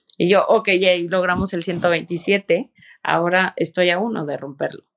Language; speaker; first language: Spanish; native; Spanish